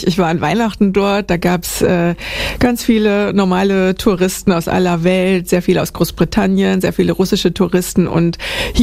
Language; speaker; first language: German; native; German